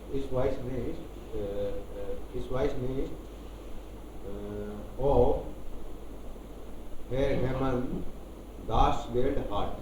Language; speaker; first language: German; non-native, learner; Hindi